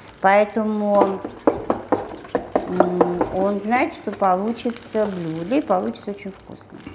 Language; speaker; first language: Russian; native; Russian